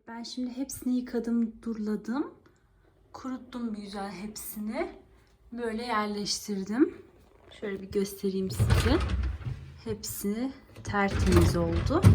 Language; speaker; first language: Turkish; early bilingual, heritage; Turkish